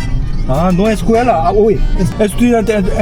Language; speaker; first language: Spanish; non-native, learner; Korean